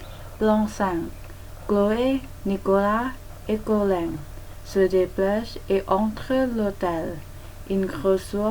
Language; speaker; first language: French; non-native, learner; Thai